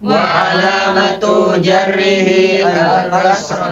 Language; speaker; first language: Arabic; non-native, learner; Indonesian